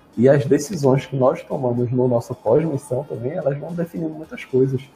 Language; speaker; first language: Portuguese; native; Portuguese